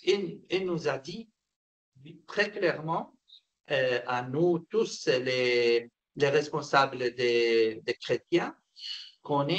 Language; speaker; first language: French; non-native, fluent; Arabic